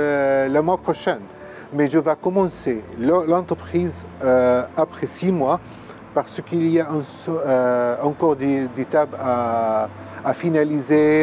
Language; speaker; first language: French; non-native, fluent; Arabic